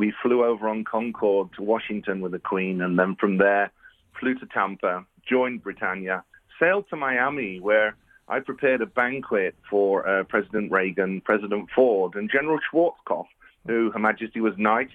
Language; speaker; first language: English; native; English